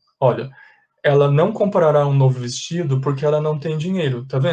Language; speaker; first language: Portuguese; native; Portuguese